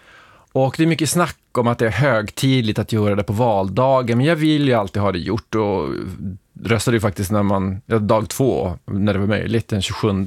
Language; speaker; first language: Swedish; native; Swedish